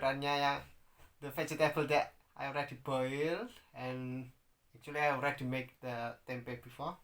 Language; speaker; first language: English; non-native, learner; Indonesian